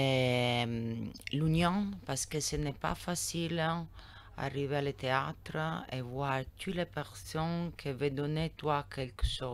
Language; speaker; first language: French; non-native, learner; Italian